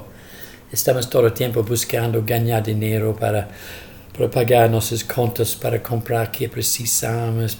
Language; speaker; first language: Portuguese; non-native, fluent; English